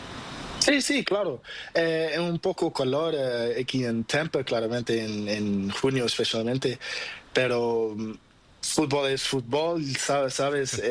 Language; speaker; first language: Spanish; non-native, learner; Portuguese